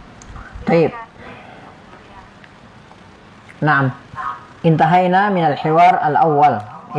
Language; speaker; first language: Arabic; non-native, fluent; Indonesian